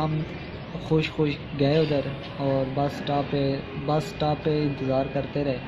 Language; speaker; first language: Urdu; non-native, local second language; Punjabi